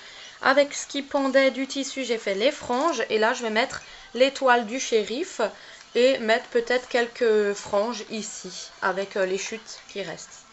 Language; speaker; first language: French; native; French